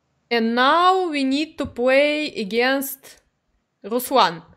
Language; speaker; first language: English; non-native, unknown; Russian